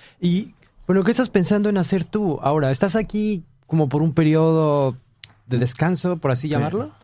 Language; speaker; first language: Spanish; native; Spanish